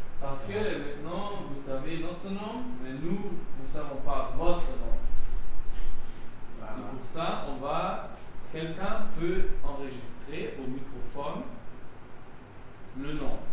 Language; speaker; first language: French; non-native, learner; German